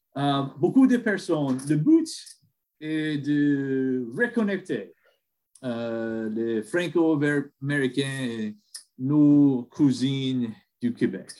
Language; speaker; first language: French; non-native, learner; English